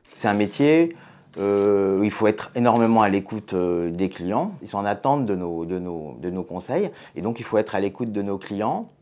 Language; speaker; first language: French; native; French